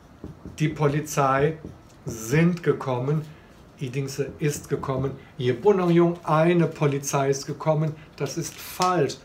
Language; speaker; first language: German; non-native, fluent; Chinese